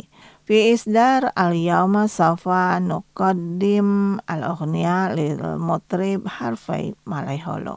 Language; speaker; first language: Arabic; non-native, fluent; Indonesian